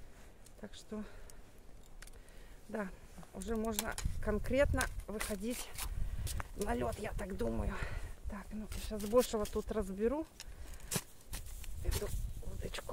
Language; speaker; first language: Russian; native; Russian